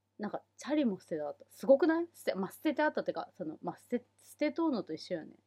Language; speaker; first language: Japanese; native; Japanese